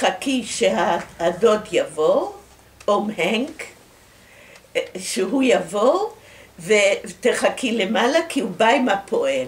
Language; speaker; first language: Hebrew; early bilingual, other home language; Dutch